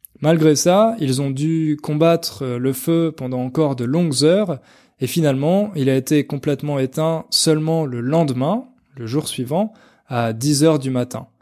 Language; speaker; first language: French; native; French